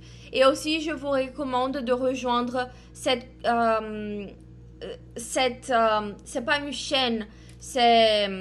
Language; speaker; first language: French; non-native, fluent; Portuguese